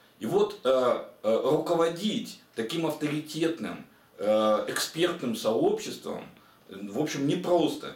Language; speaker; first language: Russian; native; Russian